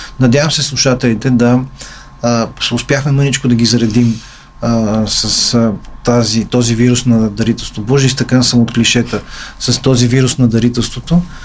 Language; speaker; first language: Bulgarian; native; Bulgarian